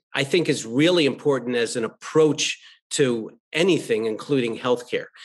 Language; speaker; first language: English; native; English